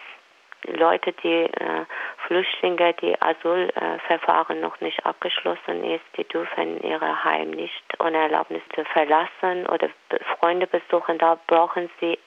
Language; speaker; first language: German; non-native, fluent; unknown